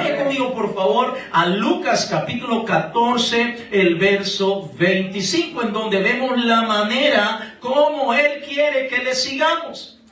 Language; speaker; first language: Spanish; native; Spanish